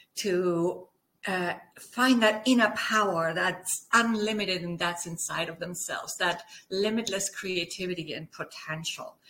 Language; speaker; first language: English; non-native, fluent; German